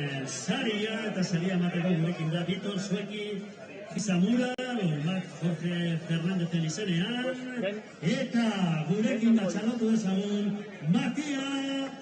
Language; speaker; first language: Basque; native; Basque